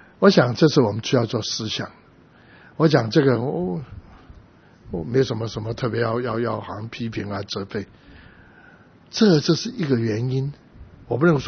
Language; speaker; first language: Chinese; native; Chinese